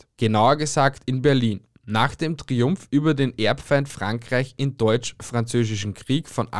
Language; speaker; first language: German; native; German